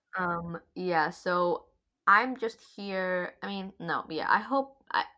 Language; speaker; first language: English; non-native, fluent; Indonesian